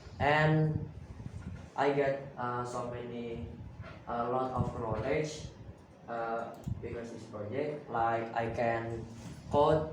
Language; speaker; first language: English; non-native, learner; Indonesian